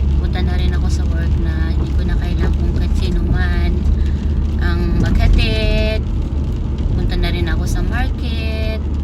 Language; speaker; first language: Filipino; native; Filipino